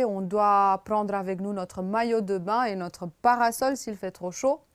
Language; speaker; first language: French; non-native, fluent; Romanian